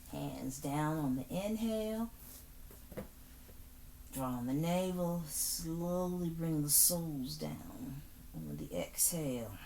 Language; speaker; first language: English; native; English